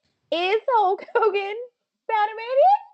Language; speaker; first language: English; native; English